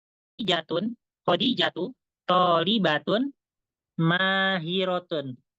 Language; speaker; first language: Arabic; non-native, fluent; Indonesian